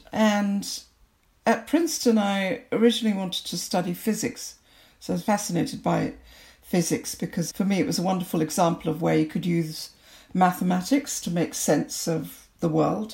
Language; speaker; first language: English; non-native, local second language; Bangla